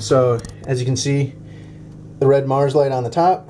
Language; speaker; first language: English; native; English